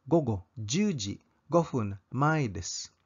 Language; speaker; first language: Japanese; non-native, fluent; Cebuano